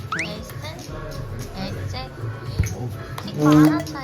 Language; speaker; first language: Korean; native; Korean